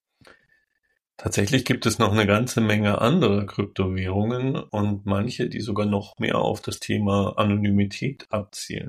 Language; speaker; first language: German; native; German